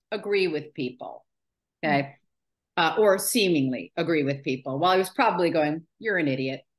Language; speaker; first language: English; native; English